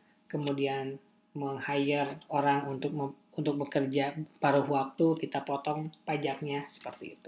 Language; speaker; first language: Indonesian; native; Indonesian